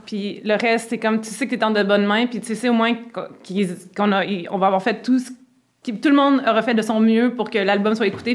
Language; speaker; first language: French; native; French